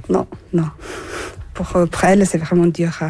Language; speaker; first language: French; non-native, learner; Turkish